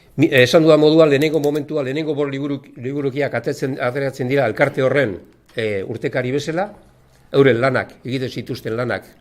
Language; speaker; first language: Basque; native; Basque